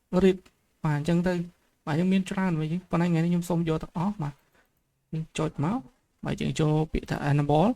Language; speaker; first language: Khmer; native; Khmer